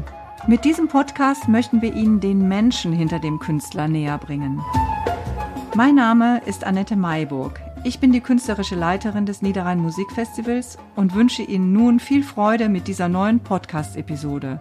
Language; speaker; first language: German; native; German